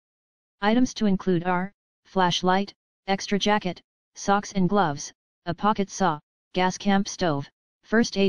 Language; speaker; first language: English; native; English